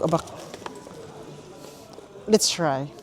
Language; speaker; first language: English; non-native, local second language; Filipino